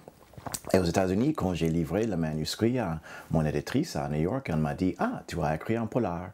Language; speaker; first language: French; non-native, fluent; English